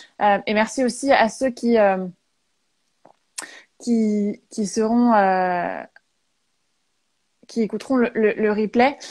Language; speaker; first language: French; native; French